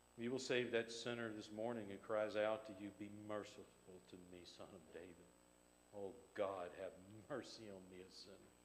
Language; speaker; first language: English; native; English